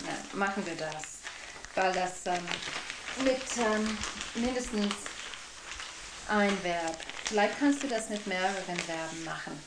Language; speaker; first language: German; non-native, fluent; English